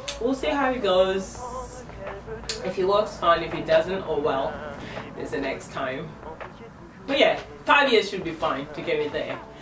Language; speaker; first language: English; non-native, fluent; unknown